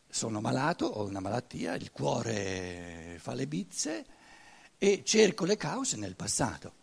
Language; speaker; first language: Italian; non-native, fluent; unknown